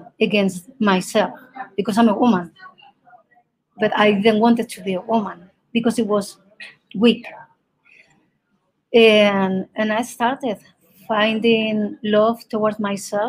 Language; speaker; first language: English; non-native, fluent; Spanish